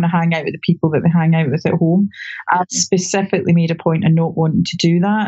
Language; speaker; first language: English; native; English